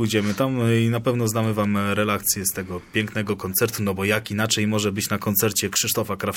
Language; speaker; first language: Polish; native; Polish